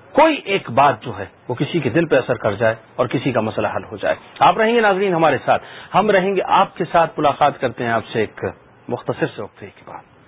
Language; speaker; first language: Urdu; native; Urdu